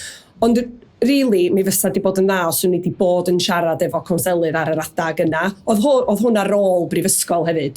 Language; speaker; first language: Welsh; native; Welsh